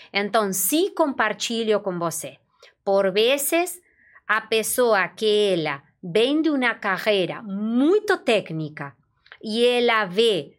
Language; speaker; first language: Portuguese; non-native, fluent; Spanish